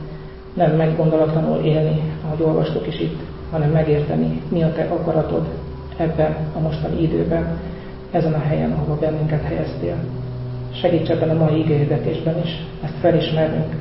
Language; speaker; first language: Hungarian; native; Hungarian